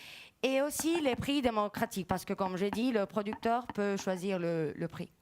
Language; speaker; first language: French; non-native, fluent; Spanish